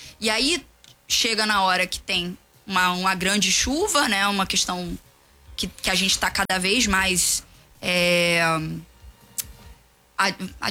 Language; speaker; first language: Portuguese; native; Portuguese